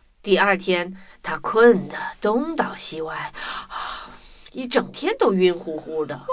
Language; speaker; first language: Chinese; native; Chinese